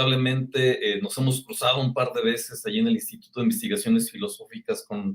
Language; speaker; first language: Spanish; native; Spanish